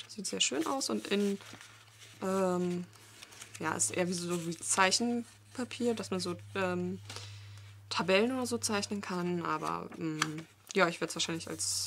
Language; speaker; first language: German; native; German